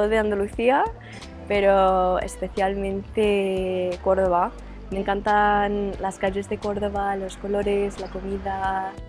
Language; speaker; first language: Spanish; non-native, fluent; English